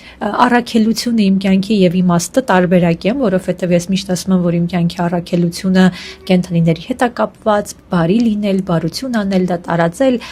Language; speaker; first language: Armenian; native; Armenian